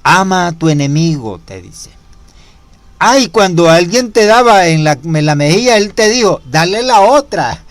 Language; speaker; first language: Spanish; native; Spanish